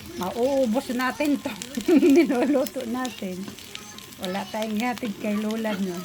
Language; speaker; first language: Filipino; non-native, local second language; Cebuano